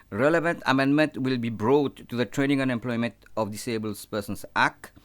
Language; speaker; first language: English; non-native, local second language; Morisyen